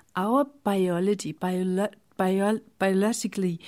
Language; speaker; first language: English; non-native, fluent; Danish